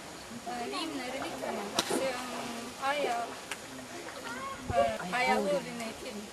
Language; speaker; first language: Estonian; non-native, learner; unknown